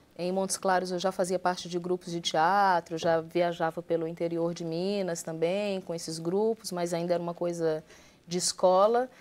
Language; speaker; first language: Portuguese; native; Portuguese